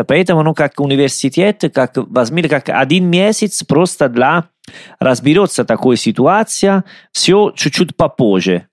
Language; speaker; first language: Russian; non-native, learner; Italian